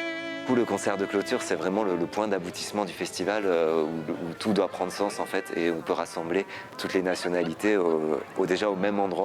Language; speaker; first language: French; native; French